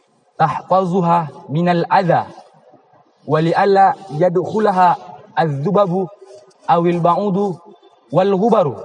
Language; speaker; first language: Arabic; non-native, learner; Indonesian